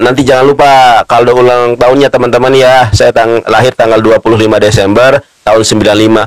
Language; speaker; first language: Indonesian; native; Indonesian